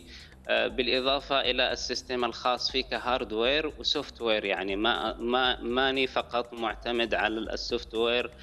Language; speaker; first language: Arabic; native; Arabic